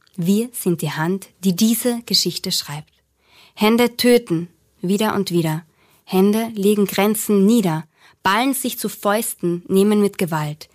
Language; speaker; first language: German; native; German